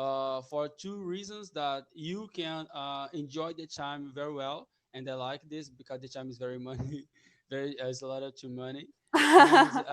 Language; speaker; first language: English; non-native, learner; Portuguese